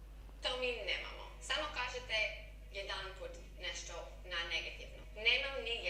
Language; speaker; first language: Croatian; non-native, learner; English